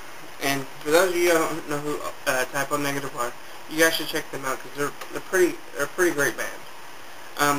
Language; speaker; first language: English; native; English